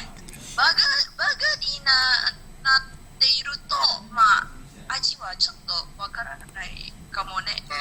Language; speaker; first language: Japanese; non-native, learner; Indonesian